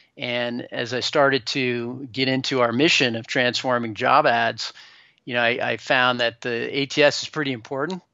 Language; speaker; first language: English; native; English